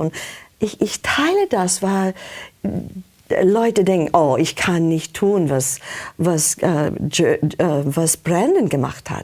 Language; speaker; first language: German; non-native, fluent; English